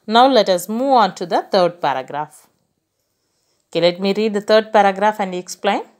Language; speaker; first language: English; non-native, local second language; Tamil